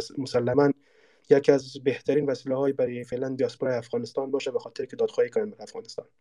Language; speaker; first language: Persian; native; Persian